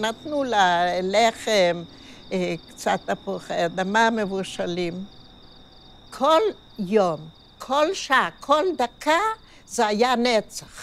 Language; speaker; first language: Hebrew; non-native, fluent; Yiddish